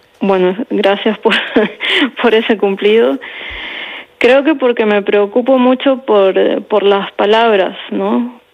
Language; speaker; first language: Spanish; native; Spanish